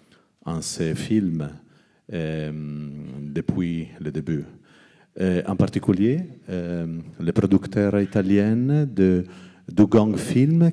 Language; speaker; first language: French; non-native, learner; Italian